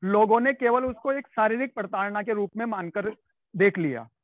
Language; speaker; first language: Hindi; native; Hindi